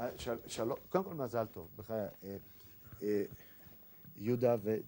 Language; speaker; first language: Hebrew; native; Hebrew